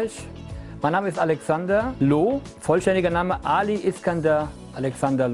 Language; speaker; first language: German; native; German